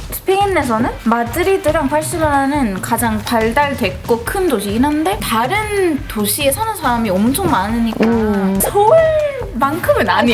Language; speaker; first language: Korean; non-native, fluent; Spanish